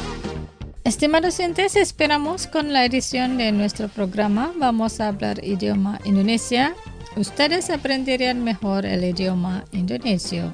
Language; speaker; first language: Spanish; non-native, fluent; Indonesian